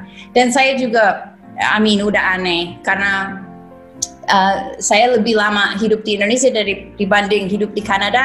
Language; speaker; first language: Indonesian; non-native, fluent; English